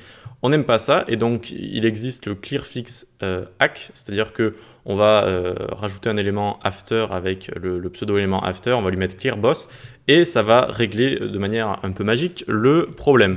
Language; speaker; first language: French; native; French